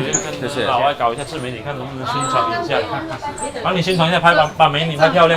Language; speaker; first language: Chinese; native; Chinese